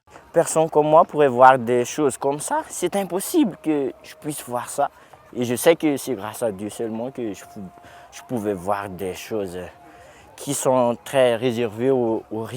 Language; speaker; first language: French; non-native, local second language; Malagasy